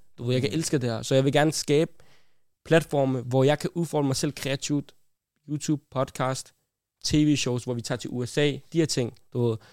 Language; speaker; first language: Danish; early bilingual, other home language; Arabic